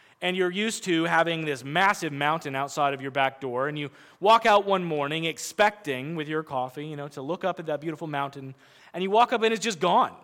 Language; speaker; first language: English; native; English